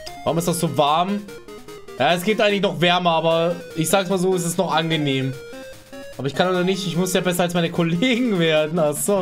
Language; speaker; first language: German; native; German